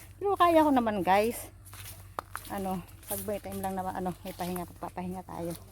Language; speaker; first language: Filipino; native; Filipino